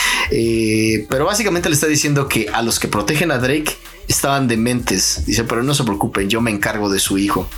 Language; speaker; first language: Spanish; native; Spanish